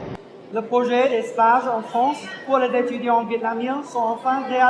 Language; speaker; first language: French; non-native, fluent; Vietnamese